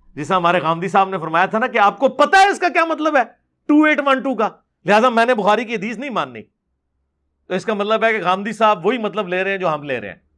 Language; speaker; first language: Urdu; non-native, local second language; Punjabi